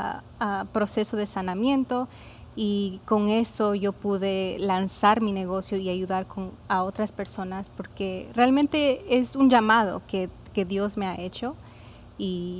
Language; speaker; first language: Spanish; early bilingual, heritage; Spanish